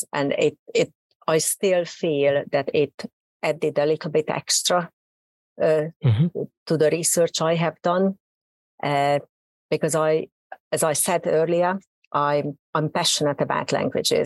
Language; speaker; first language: English; non-native, fluent; Hungarian